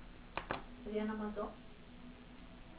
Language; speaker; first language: Spanish; native; Spanish